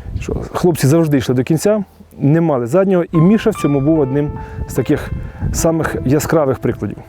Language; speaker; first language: Ukrainian; native; Ukrainian